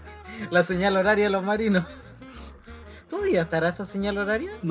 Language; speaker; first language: Spanish; native; Spanish